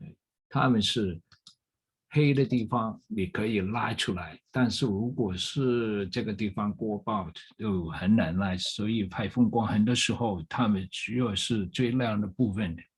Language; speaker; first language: Chinese; non-native, fluent; English